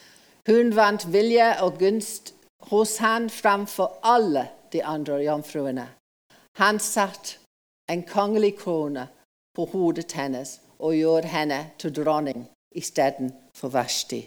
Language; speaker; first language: Norwegian; non-native, fluent; English